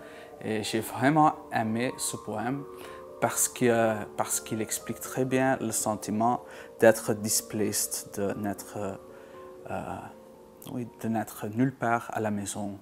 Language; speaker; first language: French; non-native, local second language; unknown